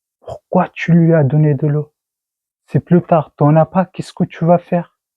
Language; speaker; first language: French; non-native, learner; Persian